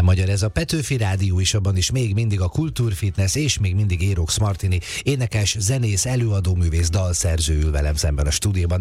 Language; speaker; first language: Hungarian; native; Hungarian